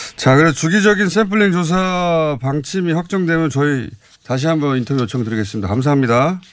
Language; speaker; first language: Korean; native; Korean